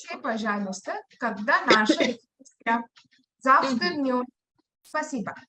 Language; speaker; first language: Russian; non-native, learner; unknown